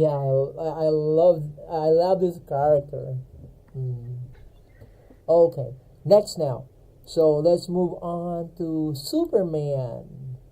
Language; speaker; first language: English; non-native, fluent; Filipino